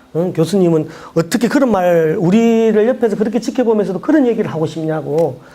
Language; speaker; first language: Korean; native; Korean